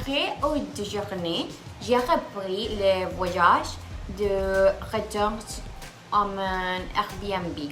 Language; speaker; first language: French; non-native, learner; Spanish